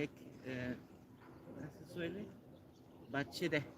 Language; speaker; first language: Turkish; non-native, learner; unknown